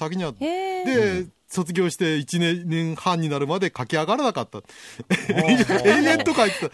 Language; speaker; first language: Japanese; native; Japanese